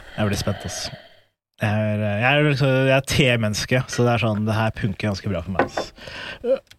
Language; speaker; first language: Norwegian; early bilingual, other home language; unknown